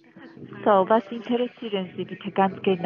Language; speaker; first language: German; non-native, learner; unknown